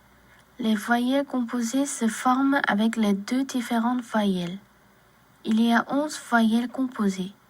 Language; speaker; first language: French; non-native, learner; Korean